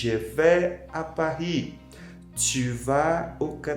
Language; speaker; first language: French; non-native, fluent; Portuguese